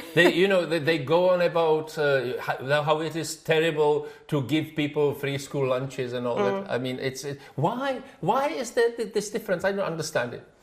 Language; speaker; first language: English; non-native, fluent; Czech